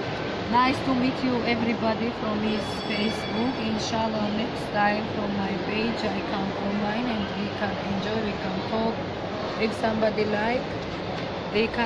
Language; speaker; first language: English; non-native, learner; Turkish